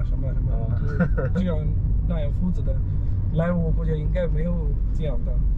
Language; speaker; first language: Chinese; non-native, fluent; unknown